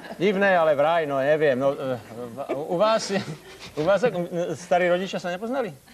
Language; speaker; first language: Slovak; native; Slovak